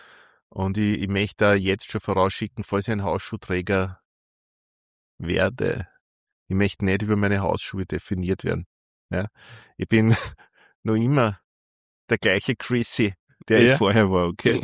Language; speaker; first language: German; native; German